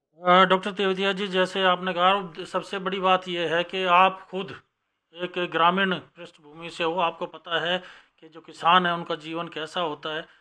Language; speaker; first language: Hindi; native; Hindi